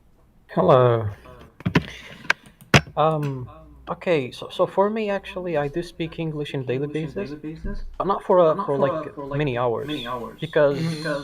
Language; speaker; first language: English; non-native, fluent; Arabic